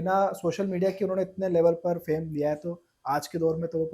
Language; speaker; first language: Hindi; native; Hindi